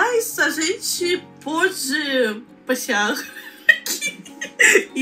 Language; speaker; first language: Portuguese; non-native, learner; Russian